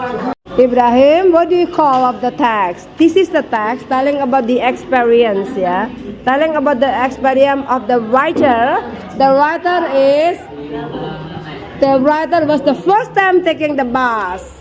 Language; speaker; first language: English; non-native, fluent; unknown